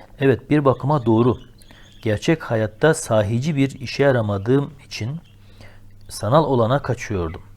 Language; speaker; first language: Turkish; native; Turkish